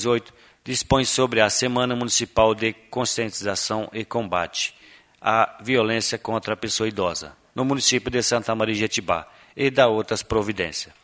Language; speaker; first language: Portuguese; native; Portuguese